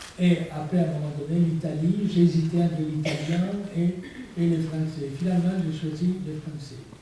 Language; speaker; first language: French; non-native, fluent; Spanish